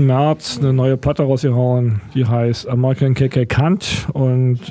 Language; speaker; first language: German; native; German